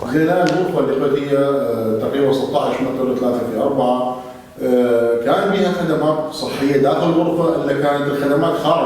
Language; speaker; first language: Arabic; native; Arabic